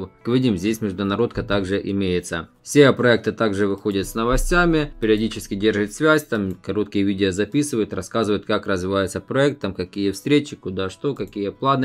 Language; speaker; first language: Russian; native; Russian